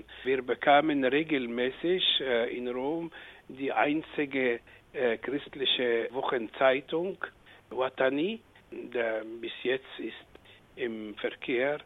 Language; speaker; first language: German; non-native, fluent; Arabic